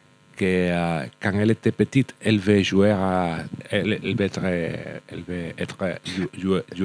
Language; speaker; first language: French; non-native, learner; Spanish